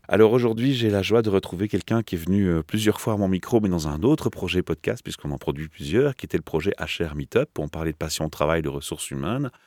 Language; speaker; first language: French; native; French